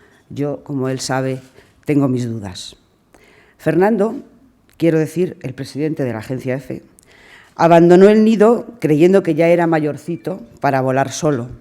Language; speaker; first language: Spanish; native; Spanish